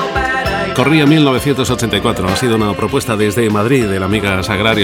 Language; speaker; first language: Spanish; native; Spanish